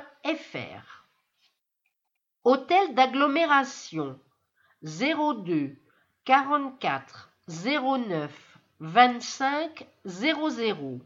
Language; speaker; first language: French; native; French